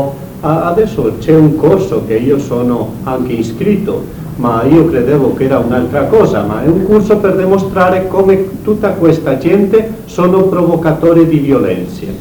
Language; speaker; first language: Italian; non-native, learner; Spanish